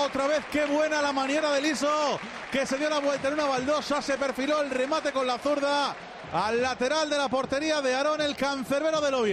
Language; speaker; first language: Spanish; native; Spanish